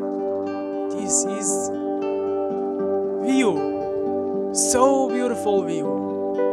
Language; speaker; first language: English; non-native, learner; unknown